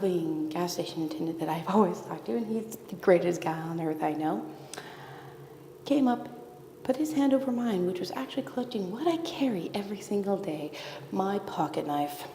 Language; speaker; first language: English; native; English